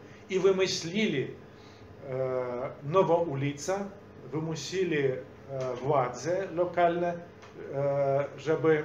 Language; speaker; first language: Polish; non-native, fluent; Belarusian